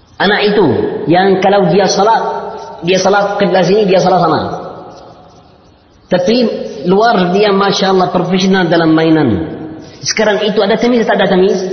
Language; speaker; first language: Indonesian; non-native, learner; Arabic